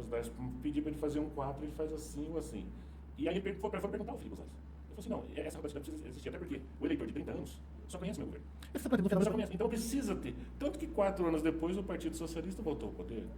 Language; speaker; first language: Portuguese; native; Portuguese